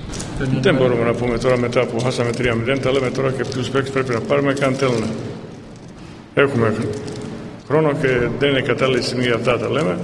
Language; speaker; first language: Greek; non-native, fluent; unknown